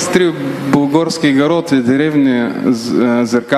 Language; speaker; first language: Russian; non-native, learner; Bulgarian